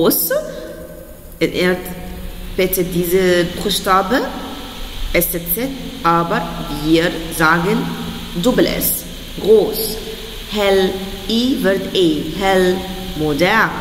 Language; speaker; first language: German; non-native, fluent; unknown